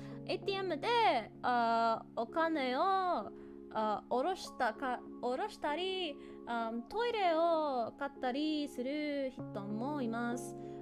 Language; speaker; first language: Japanese; non-native, learner; English